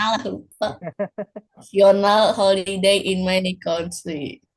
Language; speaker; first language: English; non-native, learner; Indonesian